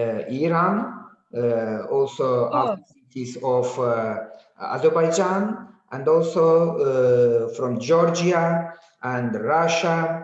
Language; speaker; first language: English; non-native, learner; Azerbaijani